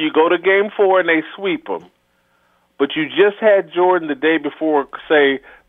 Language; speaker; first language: English; native; English